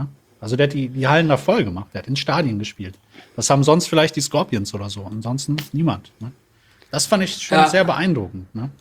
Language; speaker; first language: German; native; German